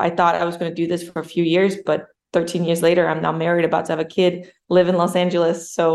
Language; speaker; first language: English; non-native, fluent; Danish